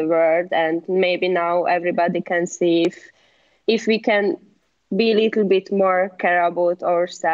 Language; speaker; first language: English; non-native, learner; Hungarian